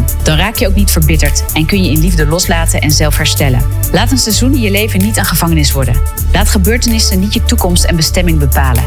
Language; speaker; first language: Dutch; native; Dutch